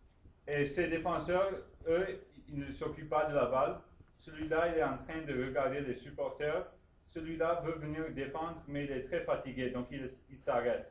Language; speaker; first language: French; non-native, learner; English